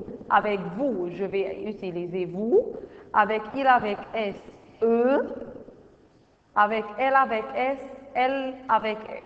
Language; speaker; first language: French; non-native, fluent; Arabic